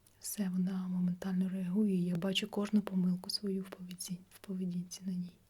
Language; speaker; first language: Ukrainian; non-native, local second language; Russian